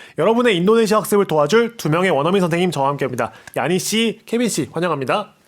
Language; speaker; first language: Korean; native; Korean